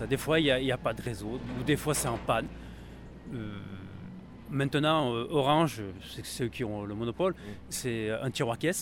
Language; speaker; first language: French; native; French